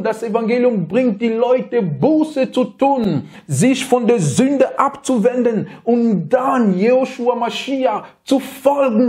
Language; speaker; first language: German; non-native, fluent; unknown